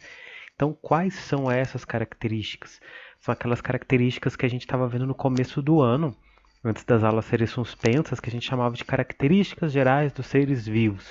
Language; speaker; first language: Portuguese; native; Portuguese